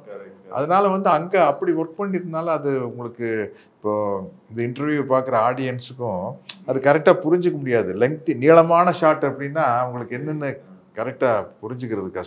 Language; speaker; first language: Tamil; native; Tamil